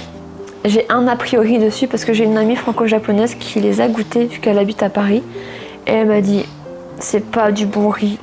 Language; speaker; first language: French; native; French